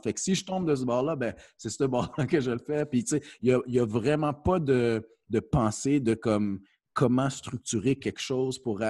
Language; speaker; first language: French; early bilingual, heritage; French